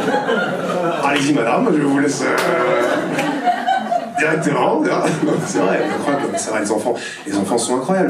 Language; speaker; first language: French; native; French